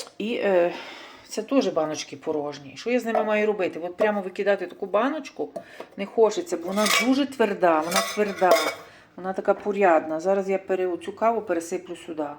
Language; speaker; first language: Ukrainian; native; Ukrainian